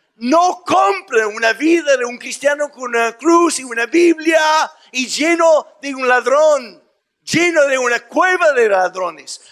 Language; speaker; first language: Spanish; non-native, fluent; English